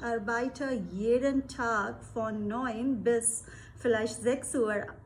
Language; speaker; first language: German; non-native, fluent; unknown